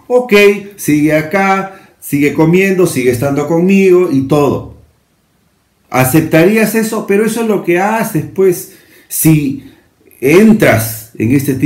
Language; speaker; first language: Spanish; native; Spanish